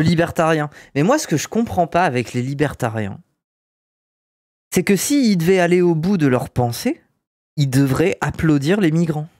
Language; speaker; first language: French; native; French